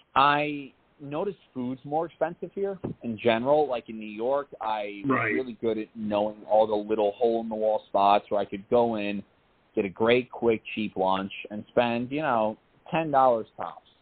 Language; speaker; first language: English; native; English